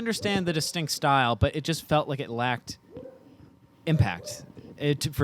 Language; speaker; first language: English; native; English